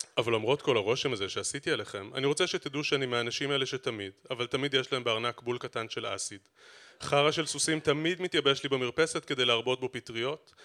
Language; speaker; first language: Hebrew; native; Hebrew